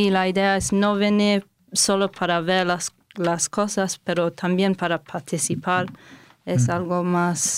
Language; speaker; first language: Spanish; non-native, fluent; English